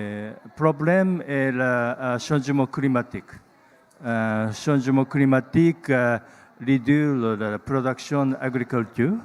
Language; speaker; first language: French; non-native, learner; Japanese